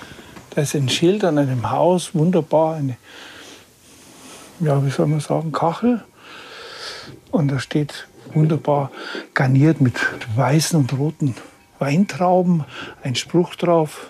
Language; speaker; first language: German; native; German